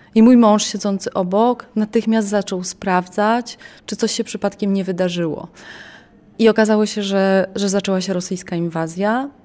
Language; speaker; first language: Polish; native; Polish